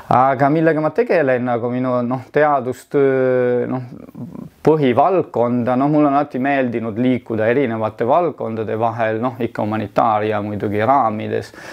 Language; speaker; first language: Estonian; non-native, fluent; Italian